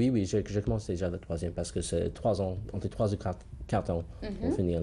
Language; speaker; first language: French; non-native, learner; English